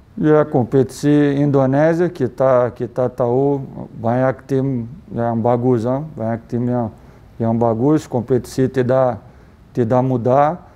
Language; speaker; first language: Indonesian; non-native, learner; Portuguese